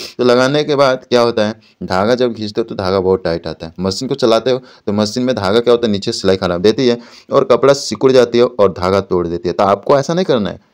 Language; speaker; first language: Hindi; native; Hindi